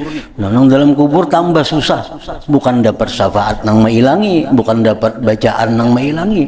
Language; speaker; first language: Indonesian; non-native, local second language; Banjar